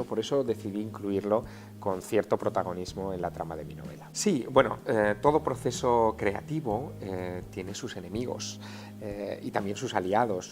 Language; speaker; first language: Spanish; native; Spanish